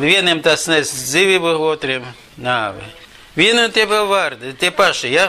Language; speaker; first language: Latvian; non-native, local second language; Russian